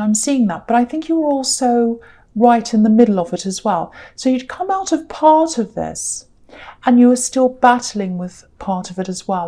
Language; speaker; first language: English; native; English